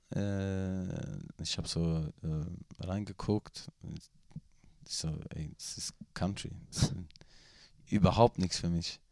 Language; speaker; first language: German; non-native, fluent; Swedish